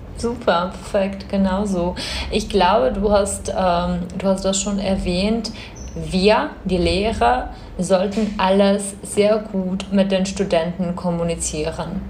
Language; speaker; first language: German; non-native, fluent; Czech